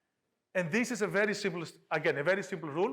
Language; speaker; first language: English; non-native, fluent; Greek